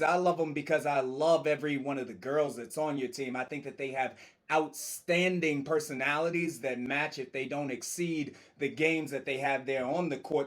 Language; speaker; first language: English; native; English